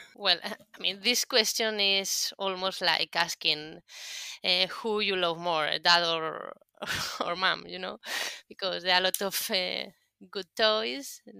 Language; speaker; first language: English; non-native, fluent; Spanish